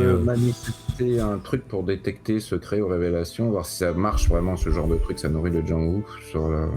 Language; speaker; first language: French; native; French